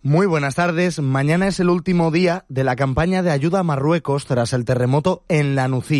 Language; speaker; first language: Spanish; native; Spanish